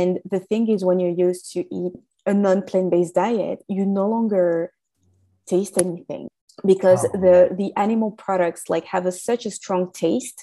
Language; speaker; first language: English; non-native, fluent; French